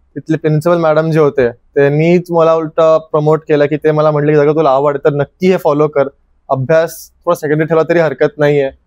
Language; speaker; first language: Marathi; native; Marathi